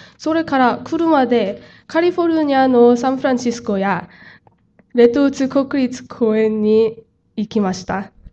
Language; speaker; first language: Japanese; non-native, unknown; Korean